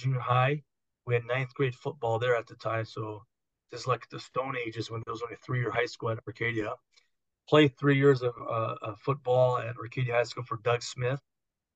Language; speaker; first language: English; native; English